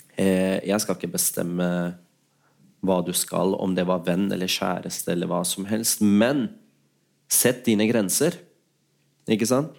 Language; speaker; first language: Norwegian; early bilingual, other home language; Urdu